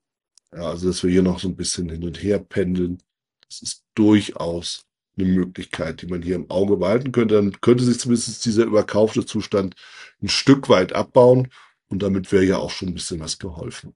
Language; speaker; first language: German; native; German